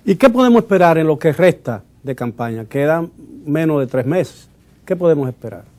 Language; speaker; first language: Spanish; native; Spanish